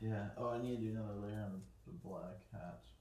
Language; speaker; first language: English; native; English